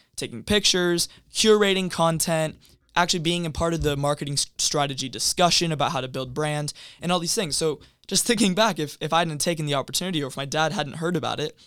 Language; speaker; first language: English; native; English